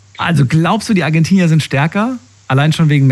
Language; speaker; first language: German; native; German